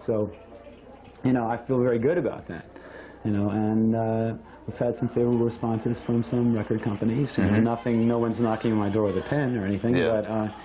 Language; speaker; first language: English; native; English